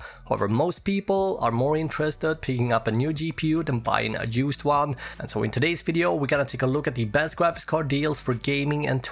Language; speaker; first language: English; native; English